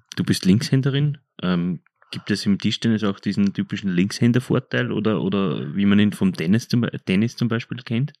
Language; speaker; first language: German; native; German